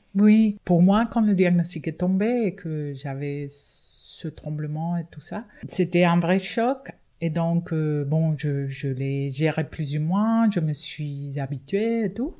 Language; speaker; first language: French; non-native, fluent; Spanish